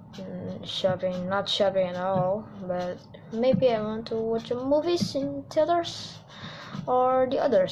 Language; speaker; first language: English; non-native, learner; Indonesian